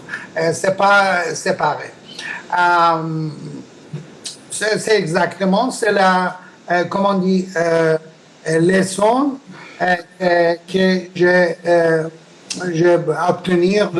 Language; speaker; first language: French; non-native, learner; Persian